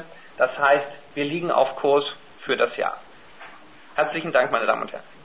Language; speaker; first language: German; native; German